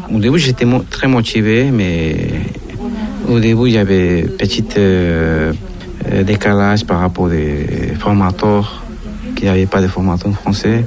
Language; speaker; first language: French; non-native, learner; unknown